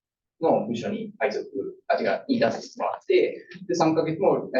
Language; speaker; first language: Japanese; native; Japanese